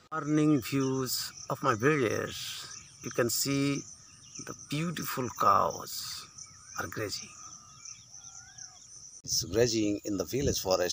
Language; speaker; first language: English; non-native, learner; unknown